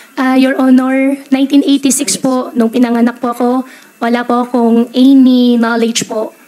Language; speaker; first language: Filipino; native; Filipino